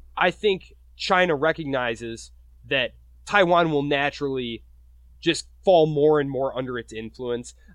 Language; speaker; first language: English; native; English